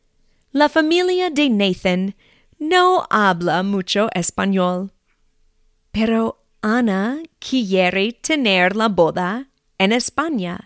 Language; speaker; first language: Spanish; non-native, fluent; English